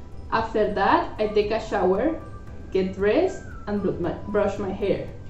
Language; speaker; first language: English; non-native, fluent; Spanish